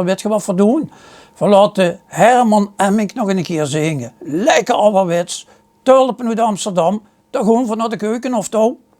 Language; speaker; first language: Dutch; native; Dutch